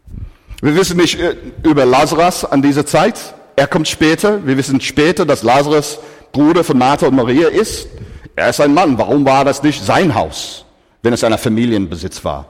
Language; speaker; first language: German; non-native, fluent; English